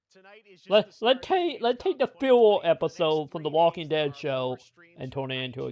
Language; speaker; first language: English; native; English